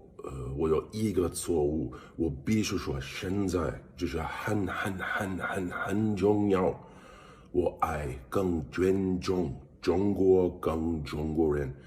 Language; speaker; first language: Chinese; non-native, learner; English